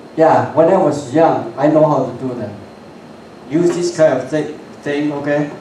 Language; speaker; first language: English; non-native, learner; Cantonese